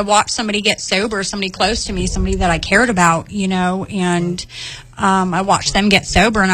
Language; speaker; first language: English; native; English